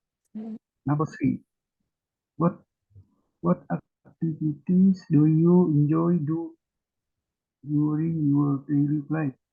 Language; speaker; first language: English; non-native, learner; Indonesian